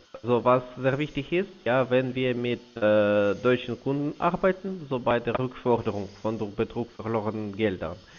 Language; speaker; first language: German; non-native, fluent; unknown